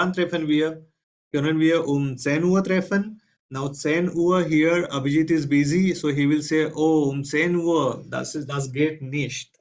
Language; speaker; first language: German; non-native, fluent; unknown